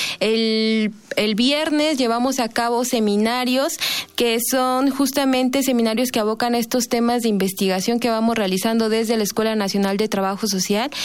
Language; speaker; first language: Spanish; native; Spanish